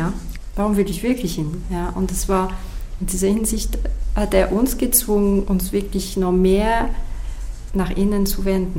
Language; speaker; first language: German; non-native, fluent; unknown